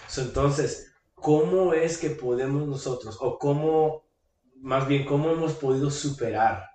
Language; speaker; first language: Spanish; early bilingual, heritage; Spanish